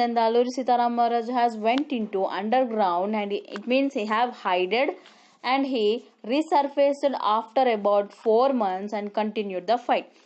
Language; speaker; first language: English; non-native, local second language; Telugu